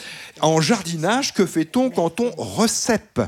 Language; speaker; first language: French; native; French